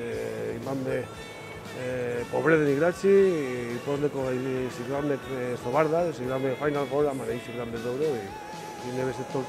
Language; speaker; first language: Macedonian; non-native, learner; Spanish